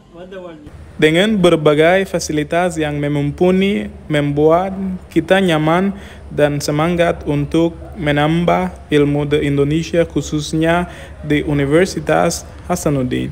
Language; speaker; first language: Indonesian; non-native, fluent; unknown